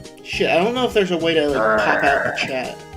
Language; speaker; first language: English; native; English